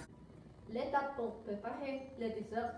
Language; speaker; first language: French; non-native, learner; Spanish